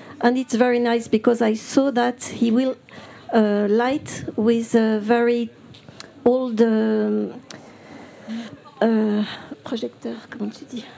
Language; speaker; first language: English; non-native, learner; French